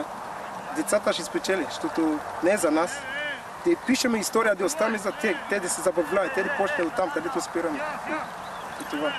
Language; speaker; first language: Bulgarian; non-native, learner; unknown